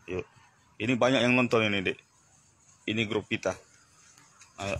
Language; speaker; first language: Indonesian; native; Indonesian